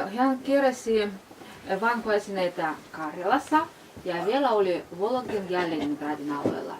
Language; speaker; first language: Finnish; non-native, learner; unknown